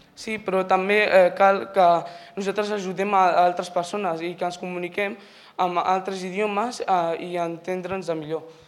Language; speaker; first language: Catalan; non-native, local second language; Spanish